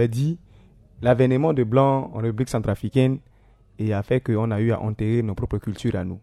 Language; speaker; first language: French; non-native, local second language; Sango